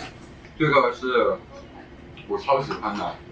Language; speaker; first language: Chinese; non-native, local second language; Cantonese